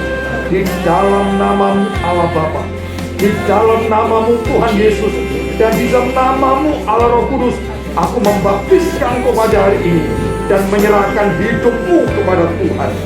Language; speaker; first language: Indonesian; native; Indonesian